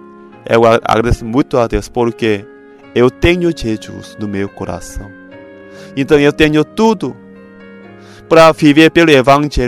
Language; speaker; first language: Portuguese; non-native, fluent; Korean